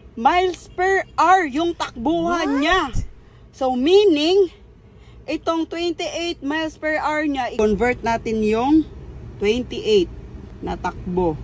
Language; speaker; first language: Filipino; non-native, local second language; Cebuano